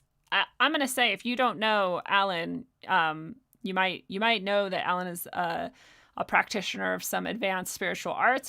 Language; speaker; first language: English; native; English